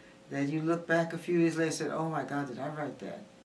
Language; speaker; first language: English; early bilingual, other home language; Spanish